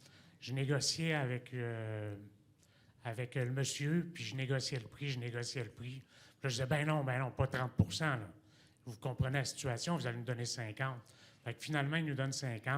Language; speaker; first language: French; native; French